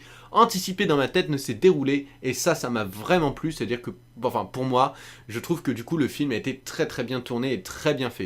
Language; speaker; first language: French; native; French